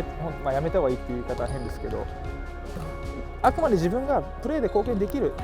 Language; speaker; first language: Japanese; native; Japanese